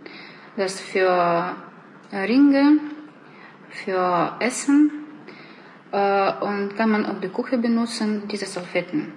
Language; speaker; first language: German; non-native, learner; Russian